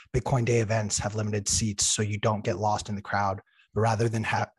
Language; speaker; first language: English; native; English